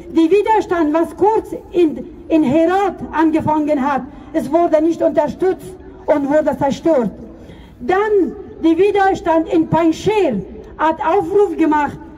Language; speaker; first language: German; non-native, fluent; Persian